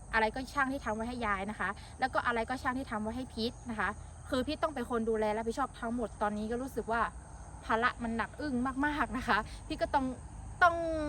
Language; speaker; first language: Thai; native; Thai